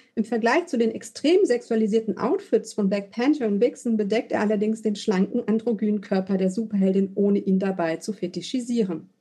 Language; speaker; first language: German; native; German